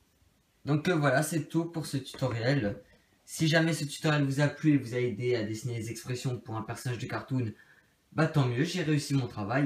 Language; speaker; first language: French; native; French